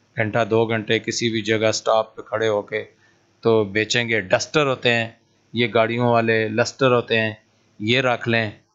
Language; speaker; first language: Urdu; non-native, local second language; Punjabi